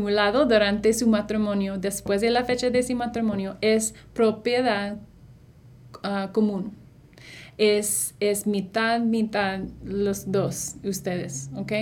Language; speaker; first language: Spanish; non-native, fluent; English